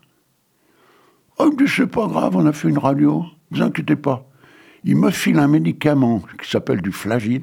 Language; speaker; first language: French; native; French